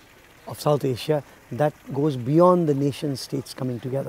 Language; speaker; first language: English; non-native, local second language; Nepali